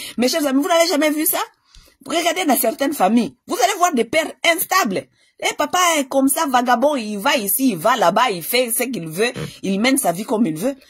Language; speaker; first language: French; non-native, local second language; Lingala